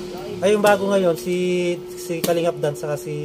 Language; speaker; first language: Filipino; native; Filipino